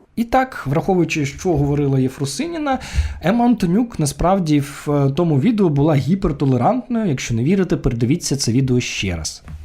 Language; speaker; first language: Ukrainian; non-native, local second language; Russian